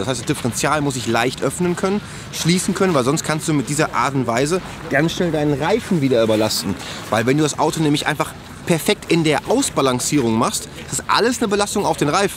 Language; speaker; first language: German; native; German